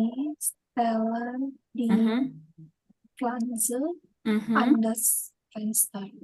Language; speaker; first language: German; non-native, learner; Indonesian